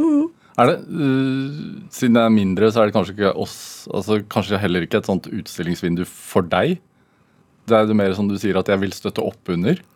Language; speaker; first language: Norwegian; native; Norwegian